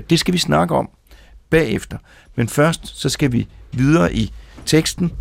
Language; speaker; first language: Danish; native; Danish